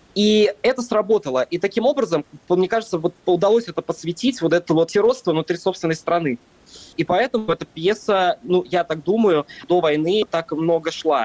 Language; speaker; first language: Russian; native; Russian